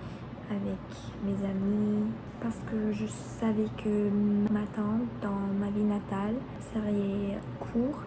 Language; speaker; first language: French; non-native, learner; Spanish